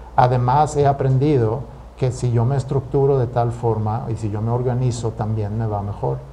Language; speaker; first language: Spanish; non-native, fluent; Swedish